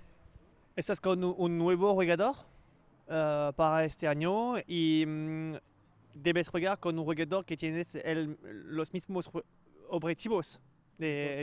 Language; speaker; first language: Spanish; non-native, learner; French